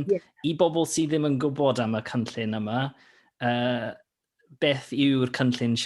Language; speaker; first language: Welsh; non-native, fluent; English